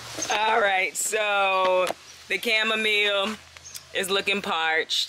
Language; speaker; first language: English; native; English